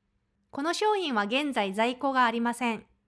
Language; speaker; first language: Japanese; non-native, fluent; Korean